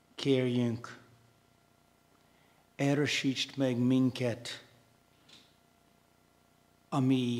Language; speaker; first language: Hungarian; non-native, fluent; English